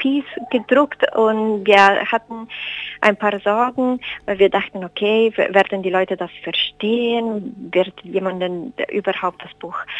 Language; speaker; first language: German; non-native, fluent; Spanish